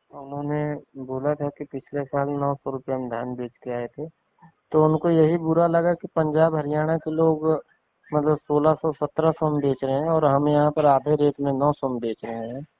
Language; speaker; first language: Hindi; native; Hindi